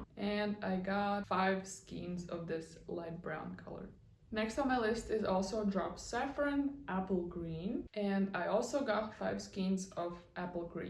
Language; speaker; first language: English; non-native, fluent; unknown